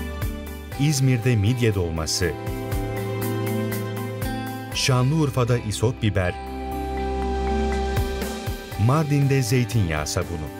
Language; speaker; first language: Turkish; native; Turkish